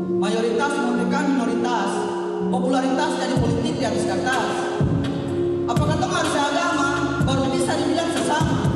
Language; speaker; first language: Indonesian; native; Indonesian